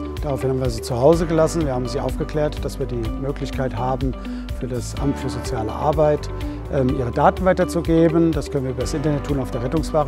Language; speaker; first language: German; native; German